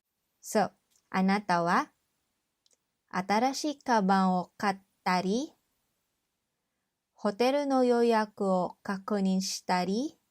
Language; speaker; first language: Japanese; non-native, fluent; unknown